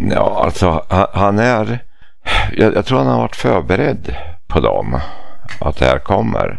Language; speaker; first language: Swedish; native; Swedish